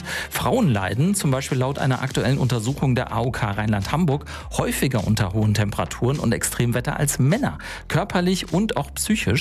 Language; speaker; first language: German; native; German